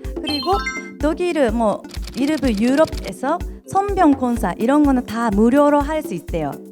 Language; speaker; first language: Korean; non-native, fluent; Japanese